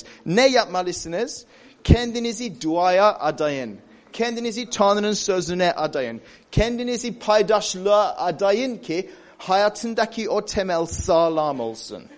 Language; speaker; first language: Turkish; non-native, fluent; English